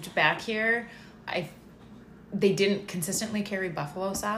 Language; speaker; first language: English; native; English